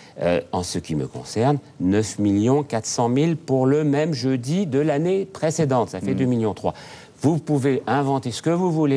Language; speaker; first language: French; native; French